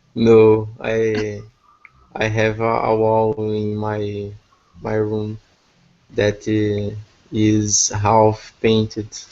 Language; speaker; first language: English; non-native, learner; Portuguese